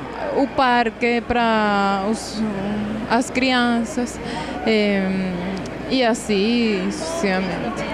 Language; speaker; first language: Portuguese; non-native, fluent; Spanish